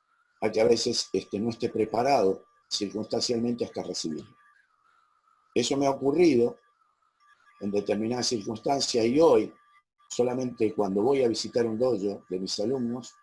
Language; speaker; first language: Spanish; native; Spanish